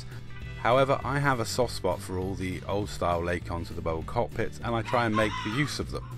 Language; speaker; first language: English; native; English